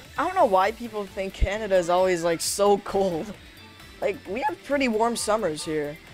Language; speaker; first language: English; native; English